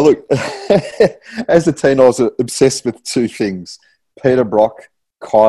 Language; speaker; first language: English; native; English